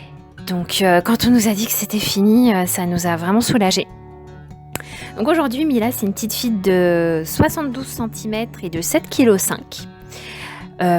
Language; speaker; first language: French; native; French